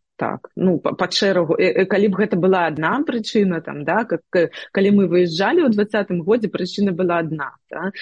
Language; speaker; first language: Belarusian; non-native, local second language; Russian